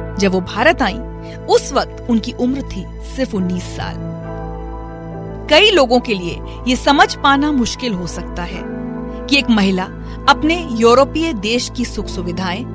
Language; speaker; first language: Hindi; native; Hindi